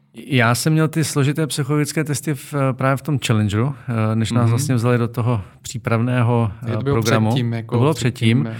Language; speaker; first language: Czech; native; Czech